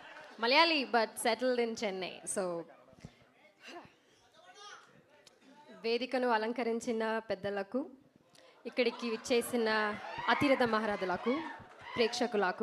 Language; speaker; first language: Telugu; non-native, learner; Malayalam